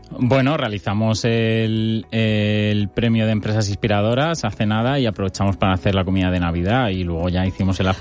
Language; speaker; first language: Spanish; native; Spanish